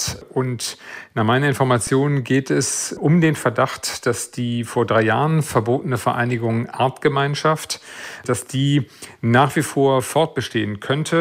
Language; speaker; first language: German; native; German